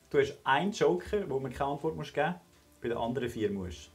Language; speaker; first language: German; native; German